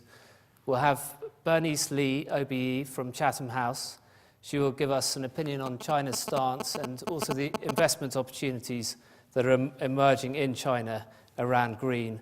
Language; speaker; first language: English; native; English